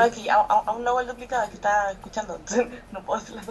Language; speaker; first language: Spanish; native; Spanish